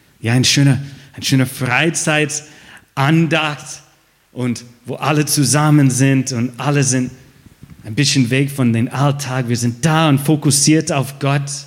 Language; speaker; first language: German; non-native, fluent; English